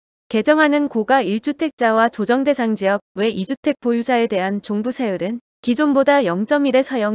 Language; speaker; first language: Korean; native; Korean